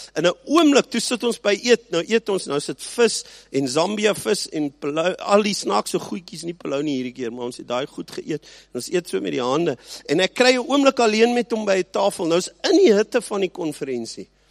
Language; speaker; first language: Afrikaans; early bilingual, heritage; Afrikaans